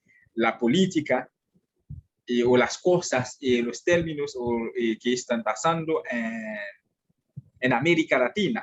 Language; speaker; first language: Spanish; non-native, fluent; French